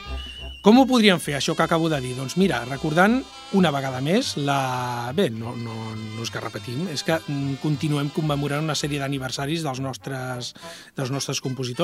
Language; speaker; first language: Catalan; native; Catalan